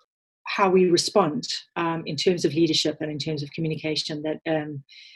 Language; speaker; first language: English; native; English